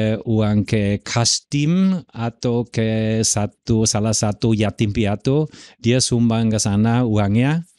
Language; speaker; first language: Indonesian; non-native, fluent; German